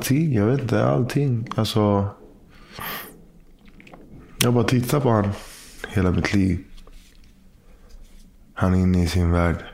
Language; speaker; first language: Swedish; non-native, fluent; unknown